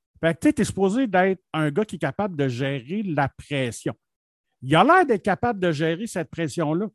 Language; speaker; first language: French; native; French